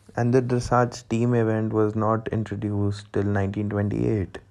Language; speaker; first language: English; non-native, local second language; Hindi